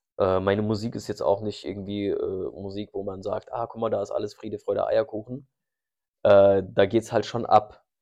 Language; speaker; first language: German; early bilingual, other home language; Turkish